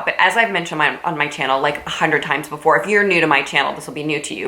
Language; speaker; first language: English; native; English